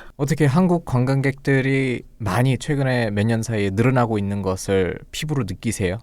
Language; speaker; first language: Korean; native; Korean